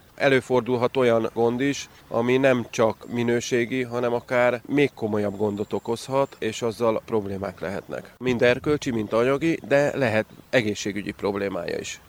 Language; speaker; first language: Hungarian; native; Hungarian